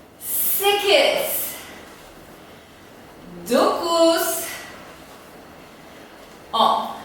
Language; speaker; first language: Turkish; non-native, fluent; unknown